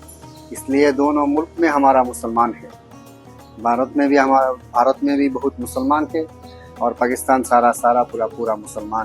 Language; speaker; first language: Hindi; non-native, learner; Bangla